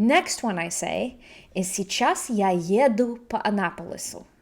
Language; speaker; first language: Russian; non-native, fluent; English